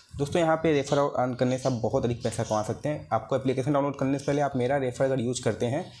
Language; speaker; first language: Hindi; native; Hindi